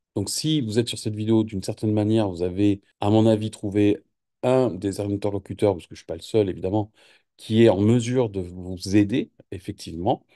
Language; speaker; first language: French; native; French